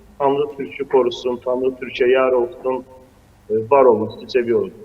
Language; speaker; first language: Turkish; non-native, fluent; Azerbaijani